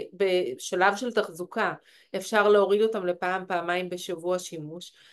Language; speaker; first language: Hebrew; native; Hebrew